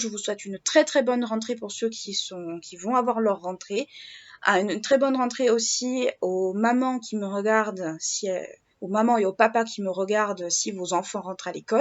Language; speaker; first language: French; native; French